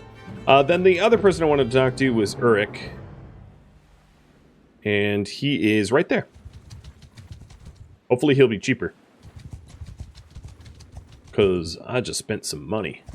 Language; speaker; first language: English; native; English